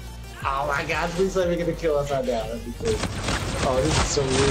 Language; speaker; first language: English; native; English